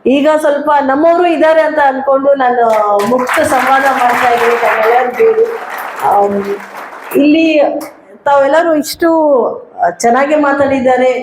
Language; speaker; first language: Kannada; non-native, local second language; Urdu